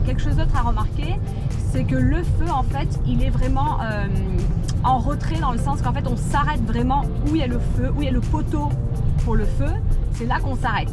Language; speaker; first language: French; native; French